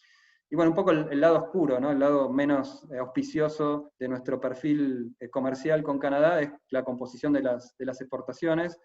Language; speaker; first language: Spanish; native; Spanish